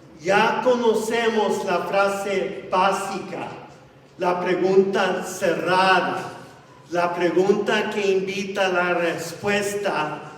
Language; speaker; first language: Spanish; non-native, fluent; English